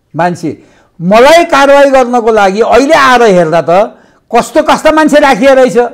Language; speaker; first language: Nepali; native; Nepali